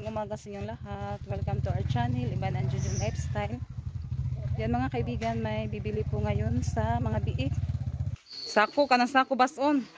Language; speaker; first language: Filipino; non-native, local second language; Cebuano